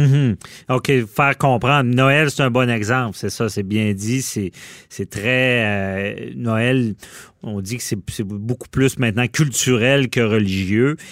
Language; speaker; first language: French; native; French